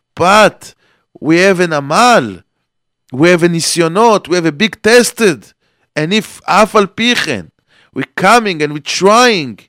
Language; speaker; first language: English; non-native, fluent; Hebrew